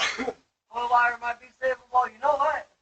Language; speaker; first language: English; native; English